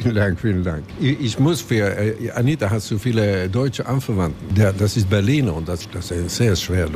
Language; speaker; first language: German; non-native, learner; Swedish